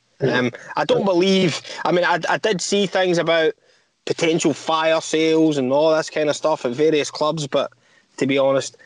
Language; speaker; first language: English; native; English